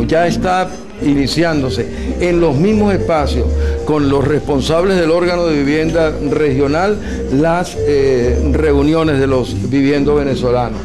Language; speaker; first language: Spanish; native; Spanish